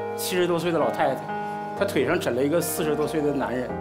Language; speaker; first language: Chinese; native; Chinese